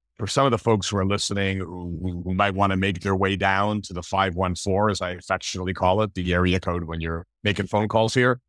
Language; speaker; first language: English; native; English